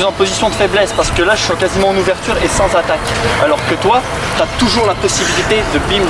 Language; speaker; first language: French; native; French